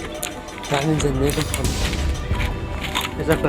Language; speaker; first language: Arabic; native; Arabic